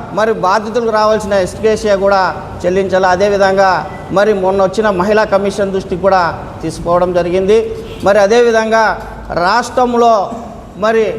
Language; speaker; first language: Telugu; native; Telugu